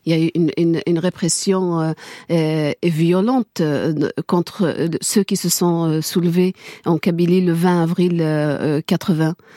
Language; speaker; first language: French; non-native, local second language; Kabyle